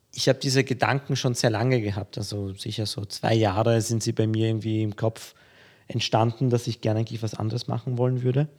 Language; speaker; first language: German; early bilingual, other home language; Polish